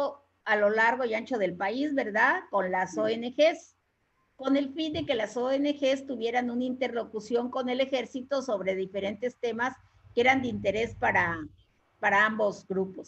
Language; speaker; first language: Spanish; native; Spanish